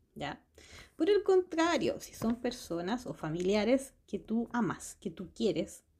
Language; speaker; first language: Spanish; native; Spanish